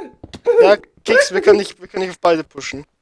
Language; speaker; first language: German; native; German